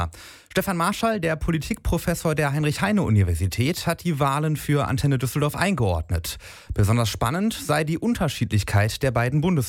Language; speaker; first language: German; native; German